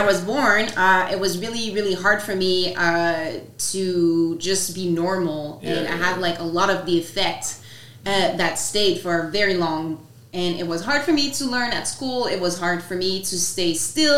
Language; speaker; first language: English; non-native, fluent; French